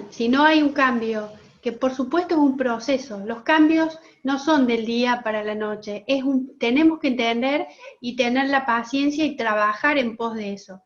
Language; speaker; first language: Spanish; native; Spanish